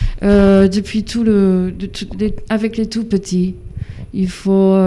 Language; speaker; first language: French; non-native, fluent; English